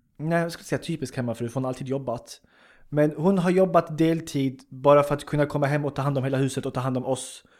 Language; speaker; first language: Swedish; early bilingual, other home language; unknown